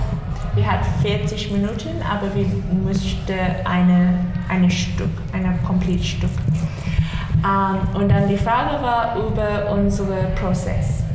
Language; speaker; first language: German; non-native, learner; English